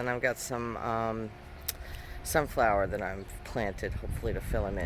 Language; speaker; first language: English; native; English